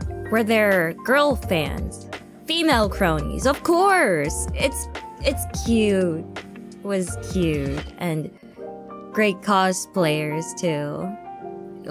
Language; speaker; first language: English; native; English